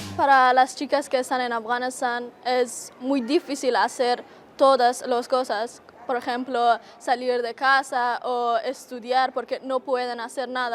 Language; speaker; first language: Spanish; non-native, learner; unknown